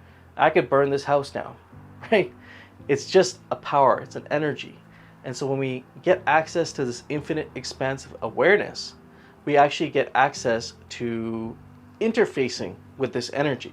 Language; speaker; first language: English; native; English